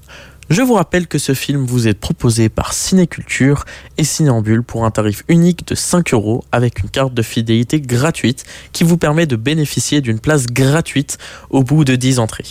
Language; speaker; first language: French; native; French